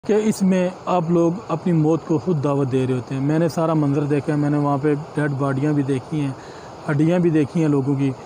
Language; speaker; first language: Urdu; non-native, local second language; Punjabi